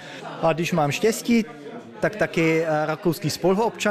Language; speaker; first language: Czech; early bilingual, heritage; Czech